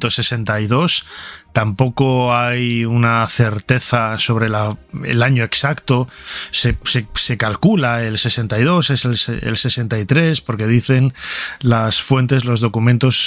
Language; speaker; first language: Spanish; native; Spanish